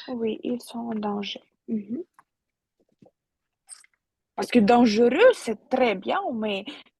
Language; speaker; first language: French; non-native, fluent; Russian